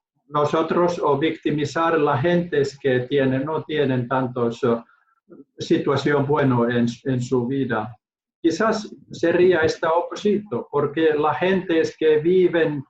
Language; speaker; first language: Spanish; non-native, learner; Finnish